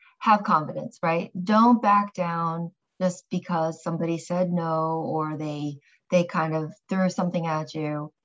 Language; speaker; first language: English; early bilingual, other home language; Korean